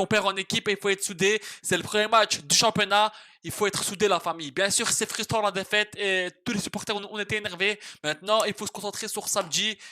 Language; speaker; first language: French; native; French